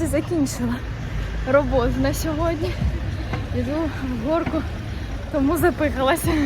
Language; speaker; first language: Ukrainian; non-native, local second language; Russian